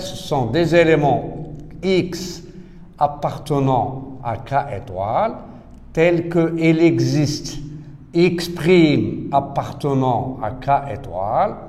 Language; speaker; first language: French; non-native, local second language; Arabic